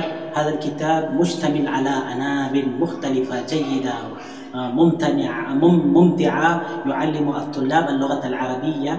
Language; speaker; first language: Arabic; non-native, fluent; Urdu